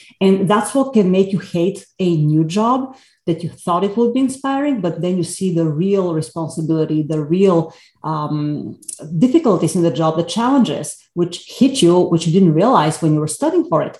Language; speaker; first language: English; non-native, fluent; Bulgarian